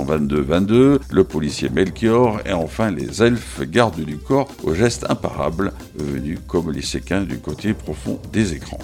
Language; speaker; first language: French; native; French